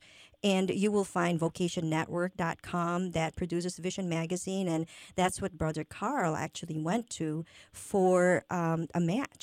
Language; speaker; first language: English; non-native, local second language; Filipino